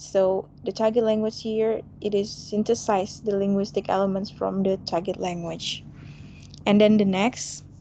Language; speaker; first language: English; non-native, fluent; Indonesian